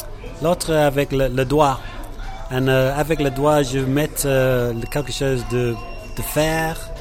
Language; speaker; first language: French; non-native, learner; English